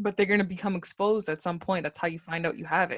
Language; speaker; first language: English; native; English